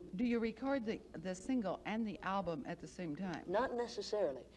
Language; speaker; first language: English; native; English